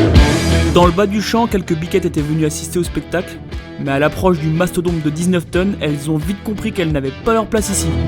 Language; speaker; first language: French; native; French